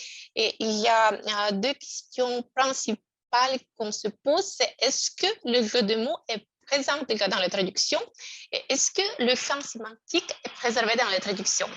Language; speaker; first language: French; non-native, fluent; Russian